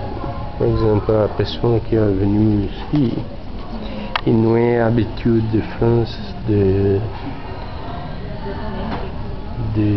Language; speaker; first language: French; non-native, learner; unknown